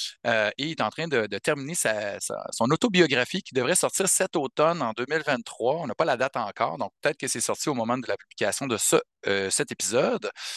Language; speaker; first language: French; native; French